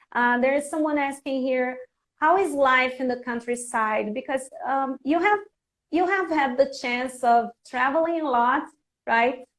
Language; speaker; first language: English; non-native, fluent; Portuguese